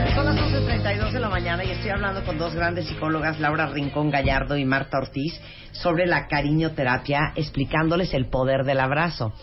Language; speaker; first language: Spanish; native; Spanish